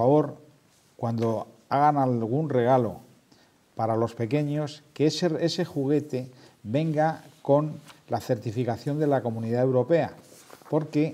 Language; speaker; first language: Spanish; native; Spanish